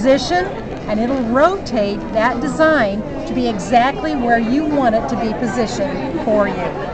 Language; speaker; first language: English; native; English